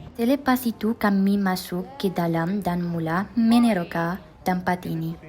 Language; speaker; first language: Malay; non-native, learner; Arabic